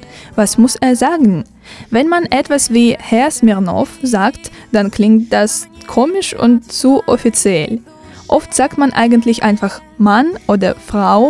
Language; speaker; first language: German; non-native, fluent; Russian